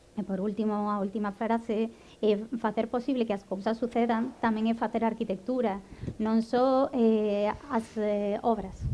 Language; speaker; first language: Galician; non-native, local second language; Spanish